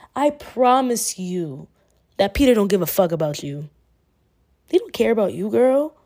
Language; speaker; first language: English; native; English